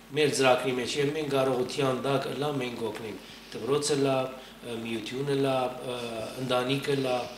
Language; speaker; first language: Armenian; native; Armenian